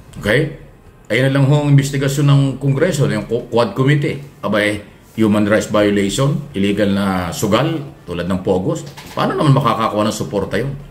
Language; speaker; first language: Filipino; native; Filipino